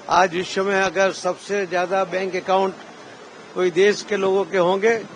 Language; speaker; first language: Hindi; non-native, local second language; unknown